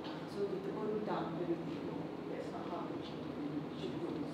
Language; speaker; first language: English; non-native, local second language; Malay